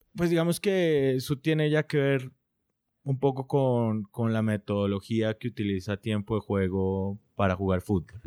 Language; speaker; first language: Spanish; native; Spanish